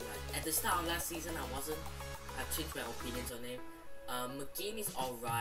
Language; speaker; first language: English; native; English